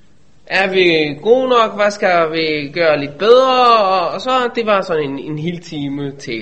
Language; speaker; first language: Danish; non-native, fluent; Hebrew